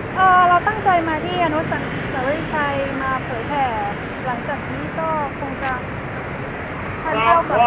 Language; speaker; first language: Thai; native; Thai